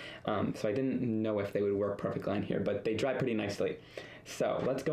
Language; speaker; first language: English; native; English